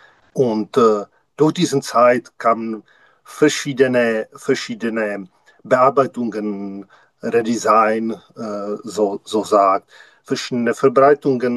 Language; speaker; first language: German; non-native, learner; Czech